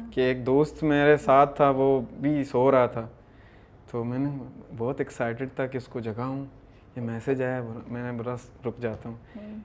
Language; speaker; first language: Urdu; non-native, local second language; Baluchi